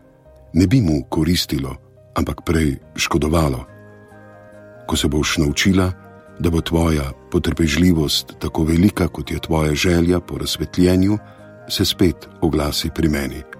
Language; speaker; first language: Slovenian; native; Slovenian